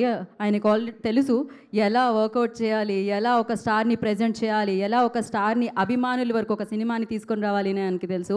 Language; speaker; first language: Telugu; native; Telugu